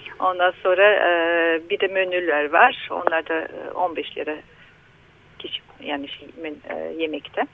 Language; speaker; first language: Turkish; non-native, learner; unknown